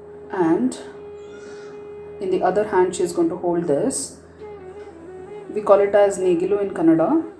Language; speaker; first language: English; non-native, local second language; Kannada